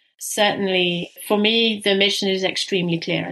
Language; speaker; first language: English; native; English